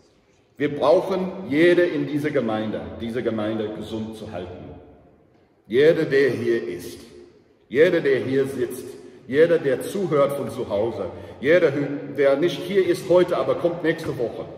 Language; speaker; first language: German; non-native, learner; English